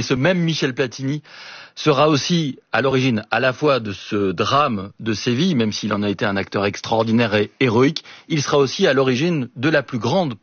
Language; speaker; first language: French; native; French